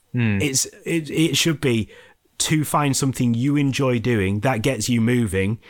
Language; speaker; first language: English; native; English